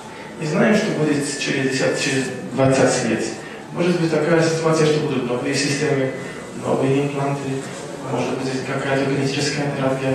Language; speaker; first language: Russian; non-native, fluent; Polish